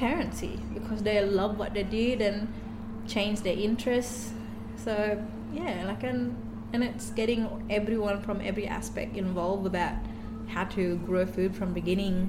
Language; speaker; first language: English; non-native, fluent; Indonesian